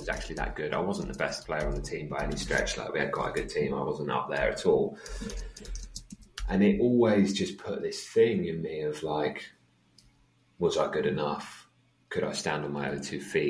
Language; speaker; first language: English; native; English